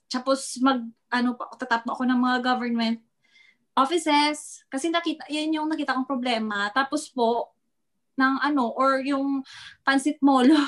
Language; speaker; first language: Filipino; non-native, local second language; Hiligaynon